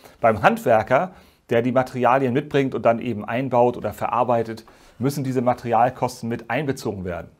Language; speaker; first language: German; native; German